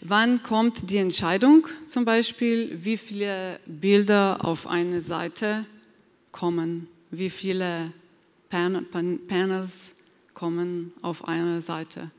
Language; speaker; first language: German; non-native, fluent; Slovenian